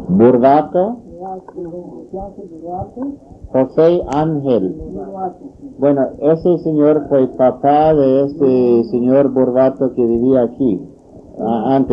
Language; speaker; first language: Spanish; non-native, fluent; English